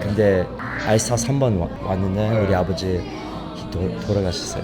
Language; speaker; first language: Korean; early bilingual, heritage; Korean